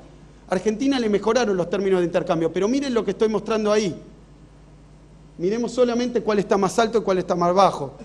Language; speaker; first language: Spanish; native; Spanish